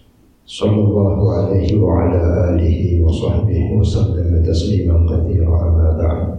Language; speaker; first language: Arabic; non-native, fluent; Indonesian